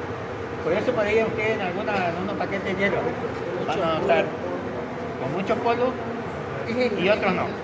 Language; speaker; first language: Spanish; native; Spanish